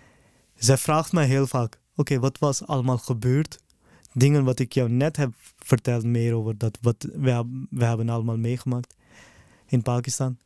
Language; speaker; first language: Dutch; early bilingual, other home language; Urdu